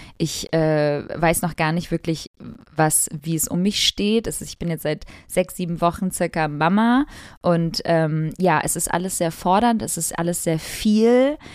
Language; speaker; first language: German; early bilingual, other home language; Albanian